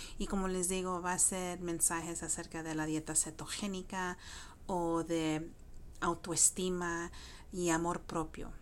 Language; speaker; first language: Spanish; early bilingual, heritage; Spanish